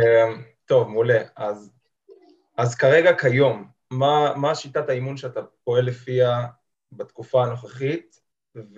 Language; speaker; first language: Hebrew; native; Hebrew